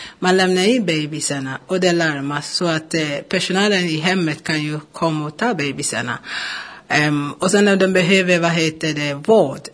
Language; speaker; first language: Swedish; non-native, fluent; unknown